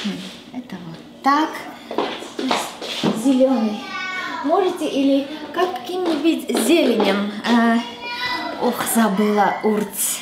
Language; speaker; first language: Russian; non-native, local second language; Armenian